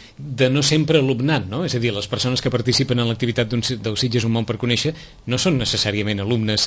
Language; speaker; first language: Catalan; native; Catalan